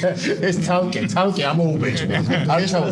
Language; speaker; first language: Georgian; native; Georgian